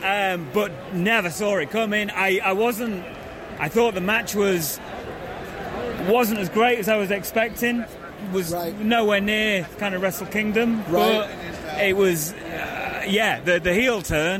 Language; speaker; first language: English; native; English